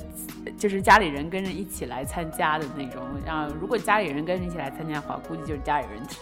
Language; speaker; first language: Chinese; native; Chinese